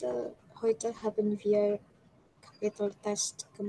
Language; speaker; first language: German; non-native, learner; Indonesian